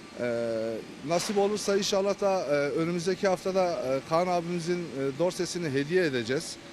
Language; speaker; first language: Turkish; native; Turkish